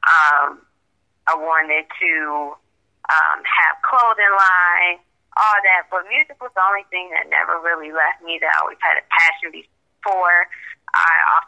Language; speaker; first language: English; native; English